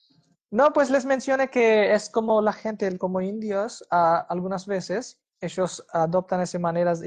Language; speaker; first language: Spanish; non-native, fluent; Hindi